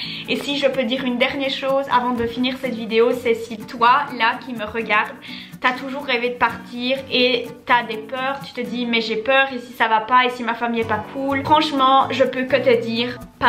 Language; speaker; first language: French; native; French